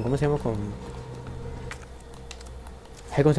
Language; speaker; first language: Spanish; native; Spanish